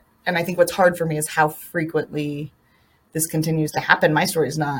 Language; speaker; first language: English; native; English